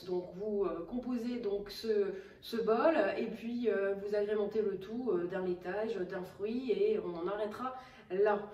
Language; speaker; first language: French; native; French